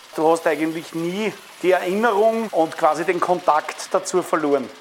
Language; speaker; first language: German; native; German